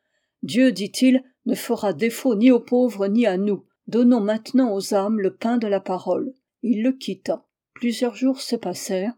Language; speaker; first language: French; native; French